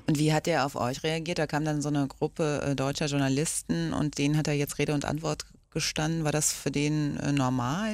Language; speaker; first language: German; native; German